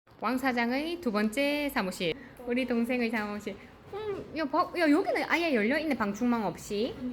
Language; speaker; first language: Korean; native; Korean